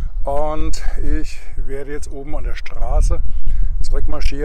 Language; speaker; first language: German; native; German